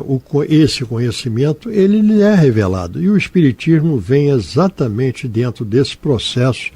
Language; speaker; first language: Portuguese; native; Portuguese